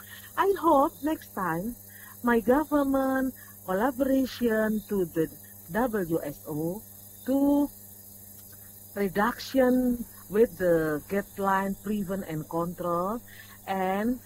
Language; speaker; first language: English; non-native, learner; Indonesian